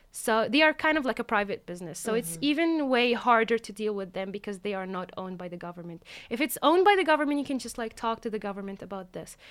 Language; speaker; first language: English; non-native, fluent; Arabic